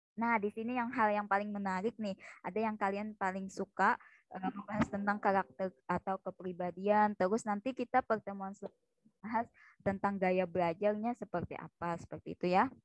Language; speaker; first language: Indonesian; native; Indonesian